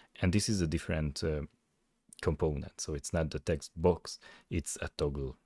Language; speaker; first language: English; non-native, fluent; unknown